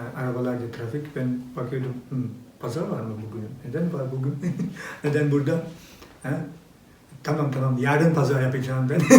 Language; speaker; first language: Turkish; non-native, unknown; Albanian